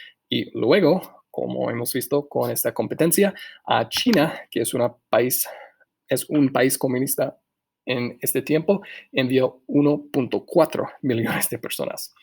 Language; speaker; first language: Spanish; non-native, fluent; English